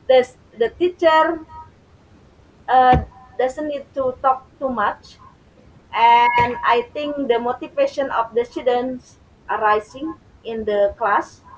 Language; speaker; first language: English; non-native, learner; Indonesian